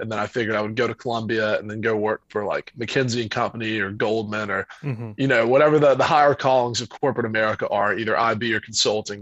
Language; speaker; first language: English; native; English